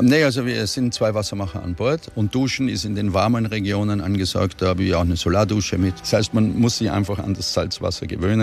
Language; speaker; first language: German; native; German